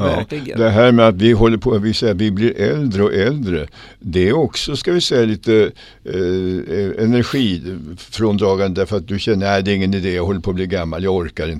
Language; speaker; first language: Swedish; native; Swedish